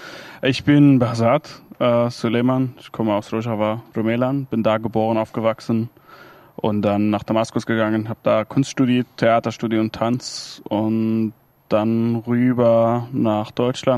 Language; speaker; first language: German; non-native, fluent; Kurdish